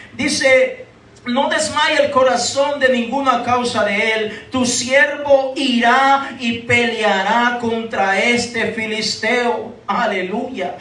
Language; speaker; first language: Spanish; native; Spanish